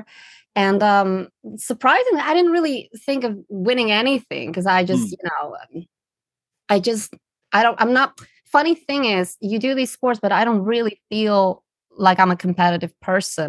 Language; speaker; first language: English; non-native, fluent; Dutch